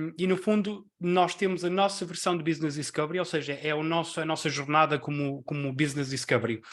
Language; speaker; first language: Portuguese; early bilingual, other home language; Spanish